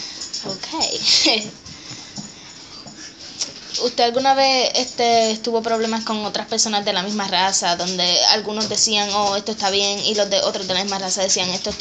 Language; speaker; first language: Spanish; early bilingual, heritage; Spanish